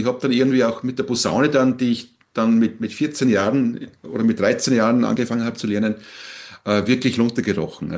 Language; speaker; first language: German; native; German